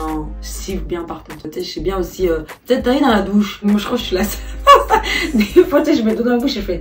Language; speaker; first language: French; native; French